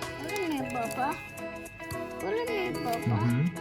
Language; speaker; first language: Turkish; early bilingual, heritage; Turkish